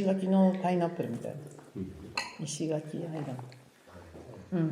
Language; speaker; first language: Japanese; native; Japanese